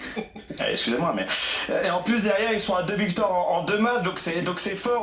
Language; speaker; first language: French; native; French